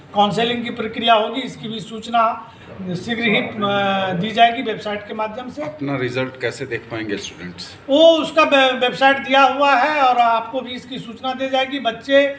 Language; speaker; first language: Hindi; native; Hindi